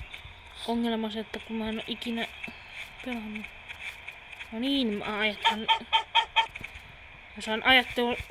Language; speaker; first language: Finnish; native; Finnish